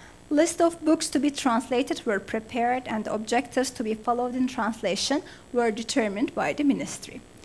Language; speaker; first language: English; non-native, fluent; Turkish